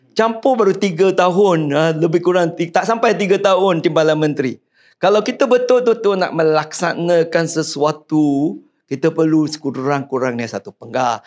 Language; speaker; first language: Malay; non-native, local second language; Chinese